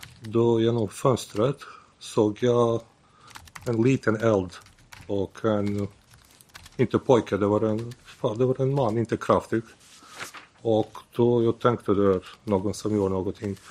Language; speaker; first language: Swedish; non-native, learner; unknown